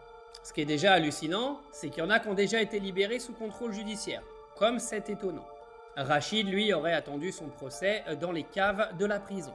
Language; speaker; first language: French; native; French